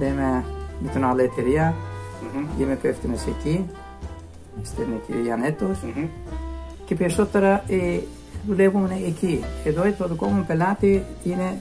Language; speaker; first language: Greek; non-native, learner; Persian